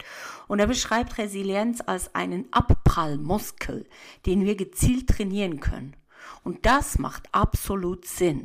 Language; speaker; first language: German; native; German